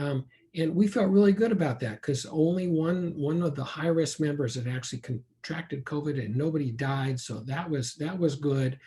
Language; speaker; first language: English; native; English